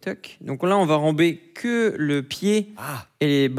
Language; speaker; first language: French; native; French